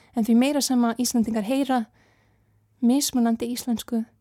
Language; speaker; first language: Icelandic; non-native, fluent; Serbian